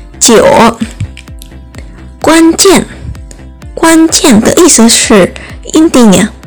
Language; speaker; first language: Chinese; non-native, learner; Indonesian